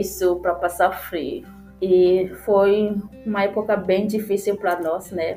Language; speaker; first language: Portuguese; non-native, learner; Haitian Creole